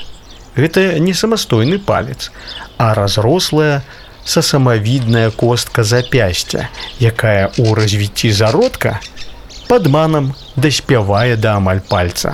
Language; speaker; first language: Belarusian; native; Belarusian